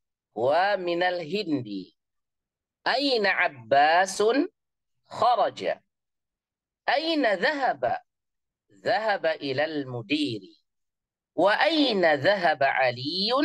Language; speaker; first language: Arabic; non-native, fluent; Indonesian